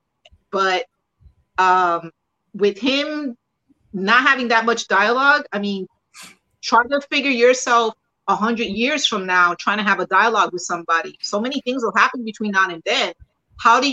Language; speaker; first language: English; early bilingual, other home language; Spanish